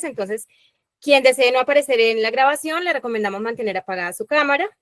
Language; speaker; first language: Spanish; native; Spanish